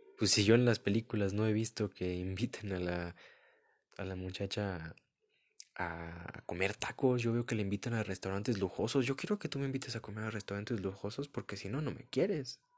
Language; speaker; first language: Spanish; early bilingual, heritage; Spanish